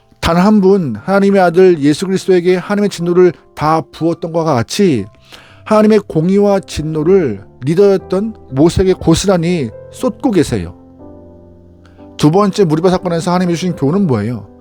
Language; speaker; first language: Korean; native; Korean